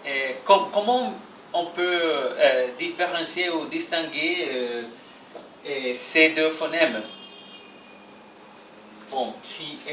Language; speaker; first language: French; non-native, fluent; Spanish